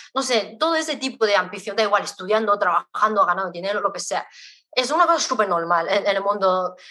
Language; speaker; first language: Spanish; non-native, fluent; Chinese